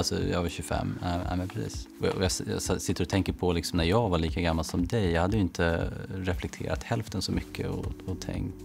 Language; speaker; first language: Swedish; native; Swedish